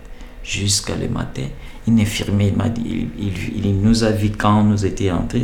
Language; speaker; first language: French; non-native, local second language; Lingala